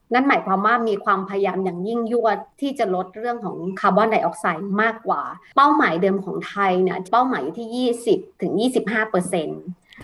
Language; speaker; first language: Thai; native; Thai